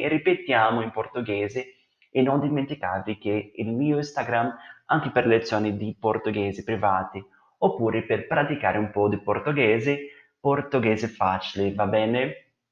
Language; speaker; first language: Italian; non-native, fluent; Portuguese